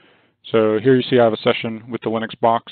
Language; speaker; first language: English; native; English